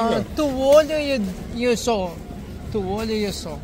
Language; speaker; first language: Italian; non-native, learner; Hindi